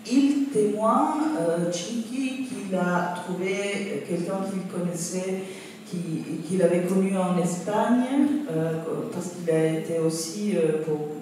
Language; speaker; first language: French; non-native, fluent; Italian